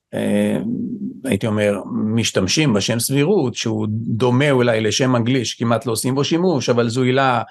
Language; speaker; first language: Hebrew; native; Hebrew